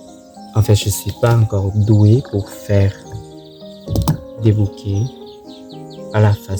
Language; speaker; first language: French; non-native, fluent; Thai